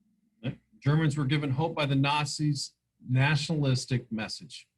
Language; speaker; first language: English; native; English